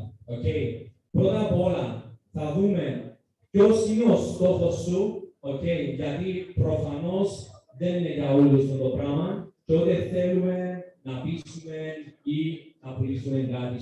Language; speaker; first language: Greek; native; Greek